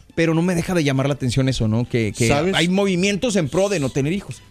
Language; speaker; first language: Spanish; native; Spanish